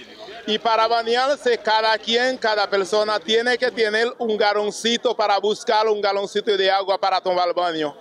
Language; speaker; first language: Spanish; non-native, learner; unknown